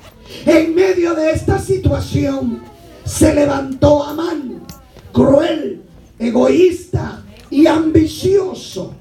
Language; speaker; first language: Spanish; native; Spanish